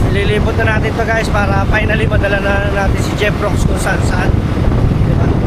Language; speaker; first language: Filipino; native; Filipino